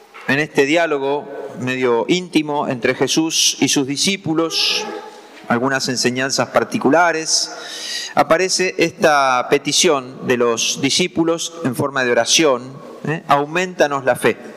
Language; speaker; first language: Spanish; native; Spanish